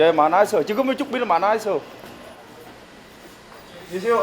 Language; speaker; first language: Korean; non-native, learner; Vietnamese